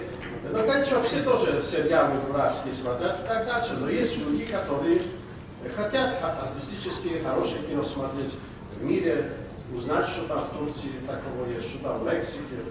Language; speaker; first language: Russian; non-native, local second language; Georgian